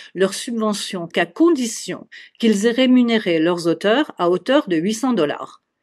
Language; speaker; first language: French; native; French